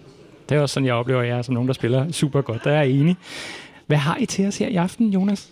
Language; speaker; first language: Danish; native; Danish